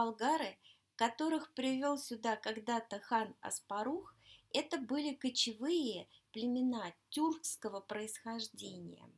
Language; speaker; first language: Russian; native; Russian